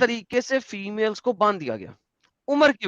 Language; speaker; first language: Hindi; native; Hindi